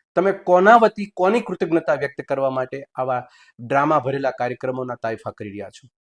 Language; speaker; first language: Gujarati; native; Gujarati